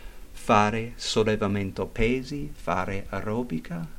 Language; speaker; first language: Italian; non-native, fluent; English